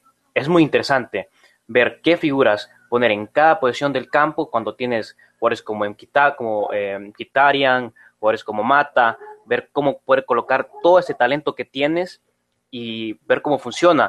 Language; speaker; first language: Spanish; native; Spanish